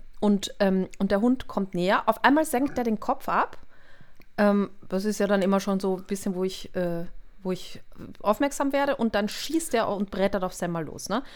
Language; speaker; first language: German; native; German